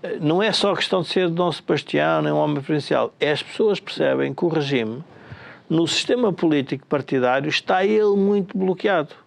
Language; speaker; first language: Portuguese; native; Portuguese